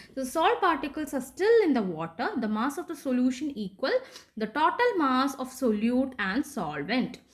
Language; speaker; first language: English; non-native, local second language; Malayalam